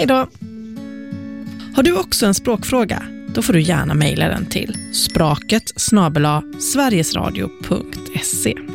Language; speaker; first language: Swedish; native; Swedish